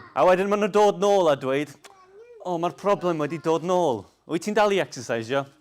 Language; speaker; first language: Welsh; non-native, local second language; English